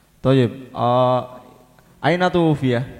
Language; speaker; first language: Arabic; non-native, learner; Indonesian